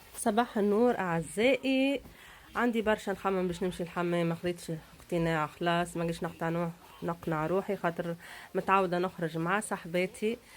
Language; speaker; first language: Arabic; native; Arabic